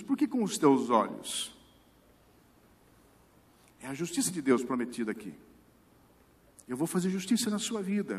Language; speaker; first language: Portuguese; native; Portuguese